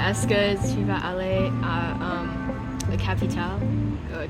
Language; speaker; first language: French; non-native, learner; English